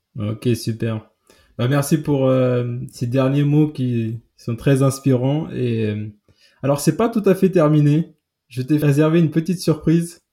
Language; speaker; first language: French; early bilingual, other home language; Kabuverdianu